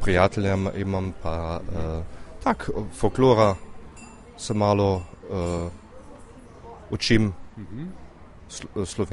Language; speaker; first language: Slovenian; early bilingual, heritage; German